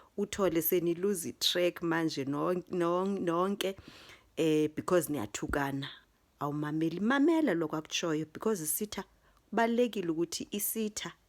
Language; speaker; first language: Zulu; non-native, local second language; Xhosa